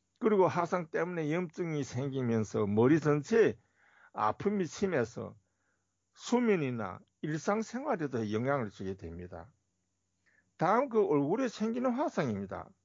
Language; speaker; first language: Korean; native; Korean